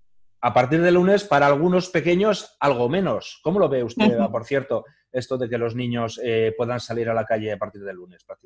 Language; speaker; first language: Spanish; native; Spanish